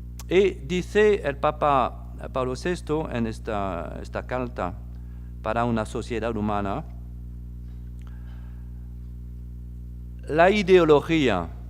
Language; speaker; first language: Spanish; non-native, fluent; French